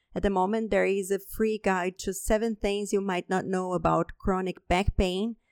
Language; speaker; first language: English; non-native, fluent; Portuguese